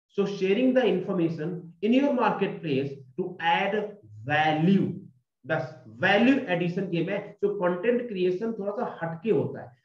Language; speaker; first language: Hindi; native; Hindi